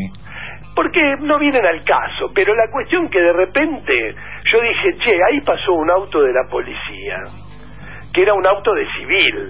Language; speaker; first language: Spanish; native; Spanish